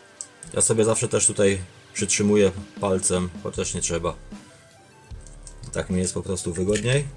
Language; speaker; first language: Polish; native; Polish